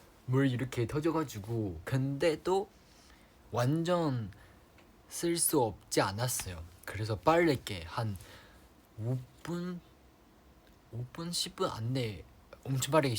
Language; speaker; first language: Korean; non-native, fluent; Chinese